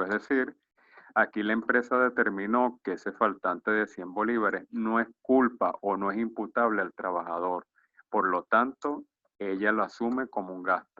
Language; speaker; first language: Spanish; native; Spanish